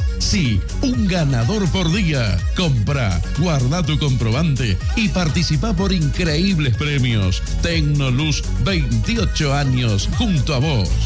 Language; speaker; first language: Spanish; native; Spanish